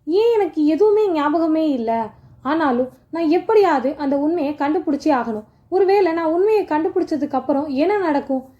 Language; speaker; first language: Tamil; native; Tamil